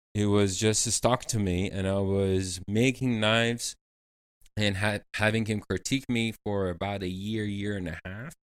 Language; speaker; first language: English; non-native, fluent; Persian